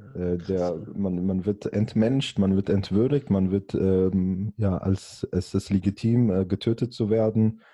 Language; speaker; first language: German; early bilingual, other home language; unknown